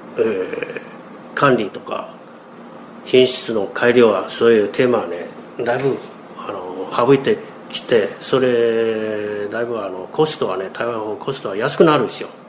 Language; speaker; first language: Japanese; non-native, fluent; Chinese